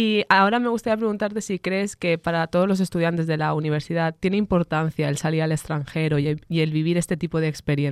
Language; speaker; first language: Spanish; native; Spanish